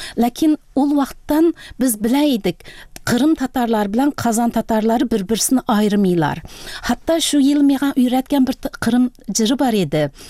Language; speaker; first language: Tatar; early bilingual, heritage; Tatar